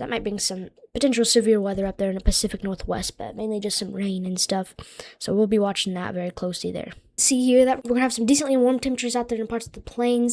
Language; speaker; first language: English; native; English